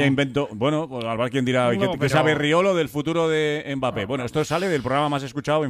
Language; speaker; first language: Spanish; native; Spanish